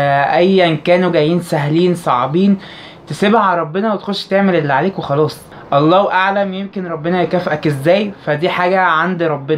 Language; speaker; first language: Arabic; native; Arabic